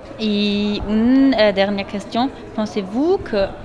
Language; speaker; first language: French; non-native, learner; German